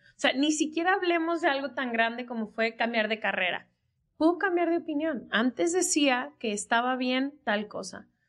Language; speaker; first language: Spanish; native; Spanish